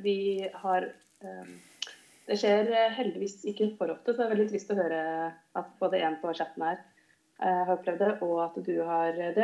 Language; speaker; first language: Norwegian; native; Norwegian